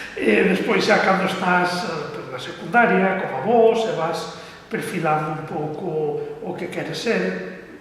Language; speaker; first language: Galician; native; Galician